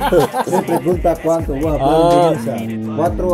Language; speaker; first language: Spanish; non-native, learner; Indonesian